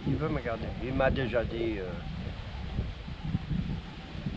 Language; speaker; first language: French; non-native, fluent; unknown